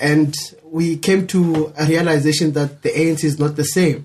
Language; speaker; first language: English; non-native, local second language; Northern Sotho